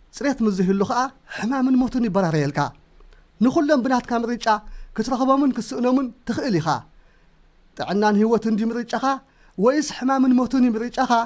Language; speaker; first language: Tigrinya; native; Tigrinya